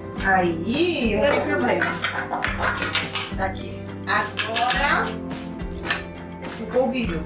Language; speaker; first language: Portuguese; native; Portuguese